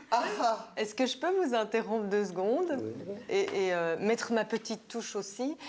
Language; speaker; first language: French; native; French